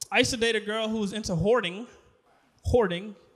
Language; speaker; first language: English; native; English